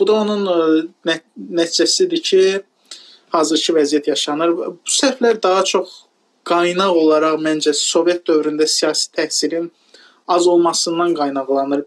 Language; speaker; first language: Azerbaijani; non-native, local second language; Talysh